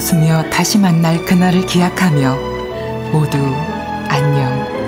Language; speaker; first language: Korean; native; Korean